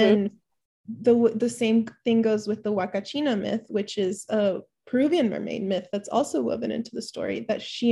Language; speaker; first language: English; early bilingual, other home language; Spanish